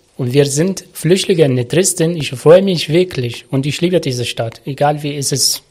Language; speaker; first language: German; non-native, learner; Arabic